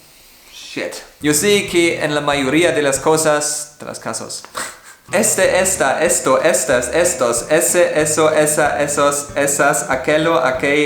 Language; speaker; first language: Spanish; non-native, fluent; German